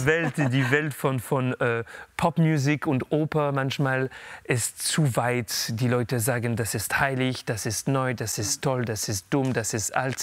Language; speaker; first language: German; non-native, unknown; French